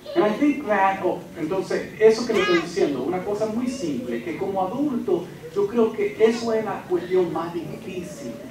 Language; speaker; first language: Spanish; early bilingual, heritage; Spanish